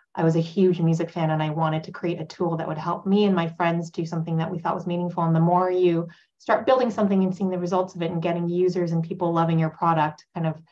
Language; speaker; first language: English; native; English